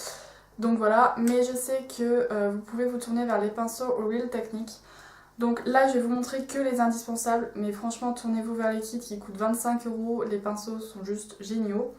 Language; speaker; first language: French; native; French